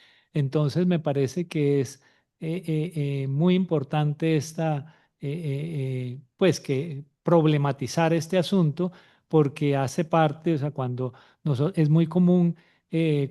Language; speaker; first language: Spanish; native; Spanish